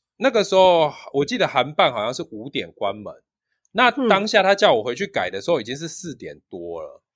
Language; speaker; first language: Chinese; native; Chinese